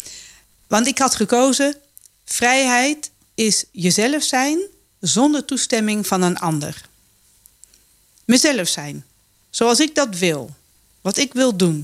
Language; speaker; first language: Dutch; native; Dutch